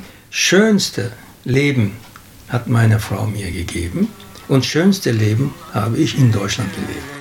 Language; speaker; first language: German; non-native, fluent; Turkish